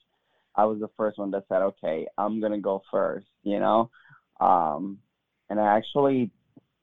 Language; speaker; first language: English; non-native, fluent; Spanish